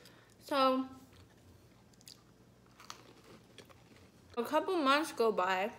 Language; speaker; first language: English; native; English